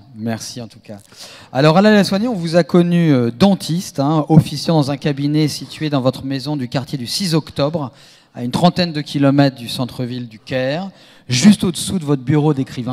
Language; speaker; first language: French; native; French